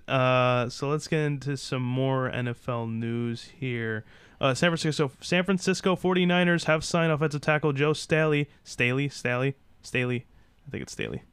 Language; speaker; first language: English; native; English